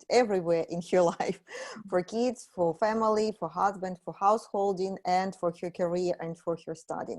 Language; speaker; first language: English; non-native, fluent; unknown